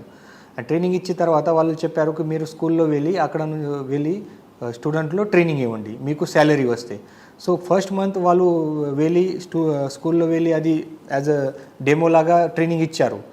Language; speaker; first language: Telugu; non-native, fluent; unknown